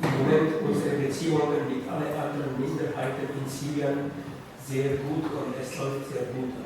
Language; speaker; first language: German; non-native, fluent; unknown